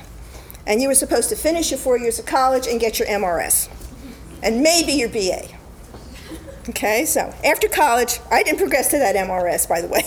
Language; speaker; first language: English; native; English